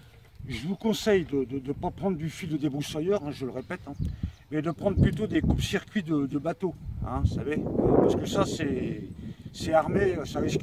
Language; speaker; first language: French; native; French